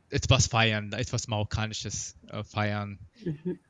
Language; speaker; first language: German; non-native, fluent; Arabic